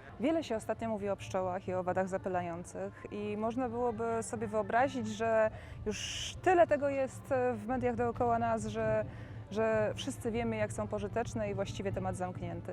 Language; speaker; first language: Polish; native; Polish